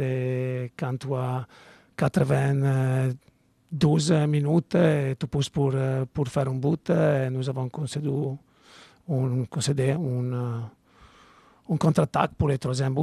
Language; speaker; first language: French; non-native, learner; Italian